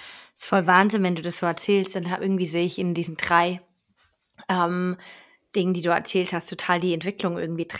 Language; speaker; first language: German; native; German